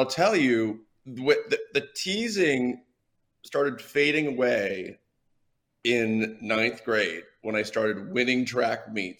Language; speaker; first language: English; native; English